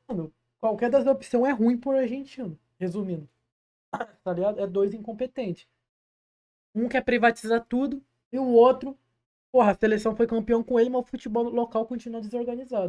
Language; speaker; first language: Portuguese; native; Portuguese